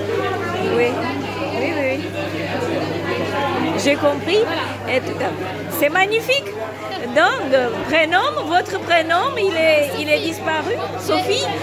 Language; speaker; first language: French; non-native, fluent; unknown